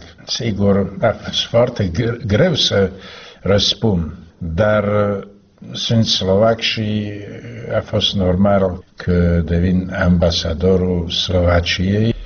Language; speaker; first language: Romanian; non-native, fluent; Slovak